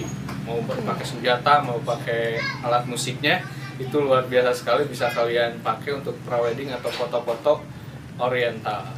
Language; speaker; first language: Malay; non-native, local second language; Sundanese